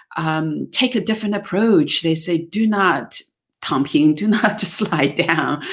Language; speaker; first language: English; non-native, fluent; Chinese